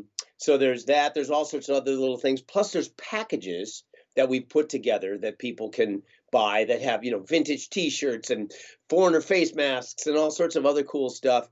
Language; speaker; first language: English; native; English